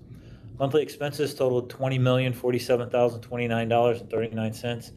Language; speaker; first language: English; native; English